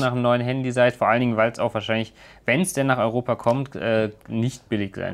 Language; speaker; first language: German; native; German